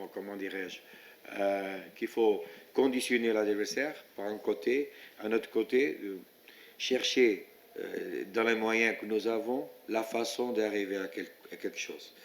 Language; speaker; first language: French; non-native, fluent; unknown